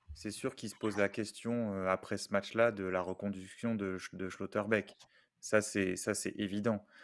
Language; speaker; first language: French; native; French